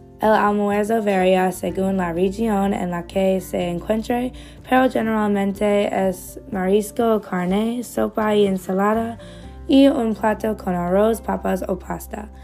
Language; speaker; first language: Spanish; non-native, learner; English